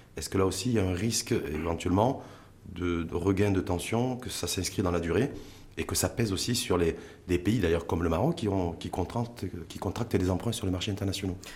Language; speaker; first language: French; non-native, local second language; Arabic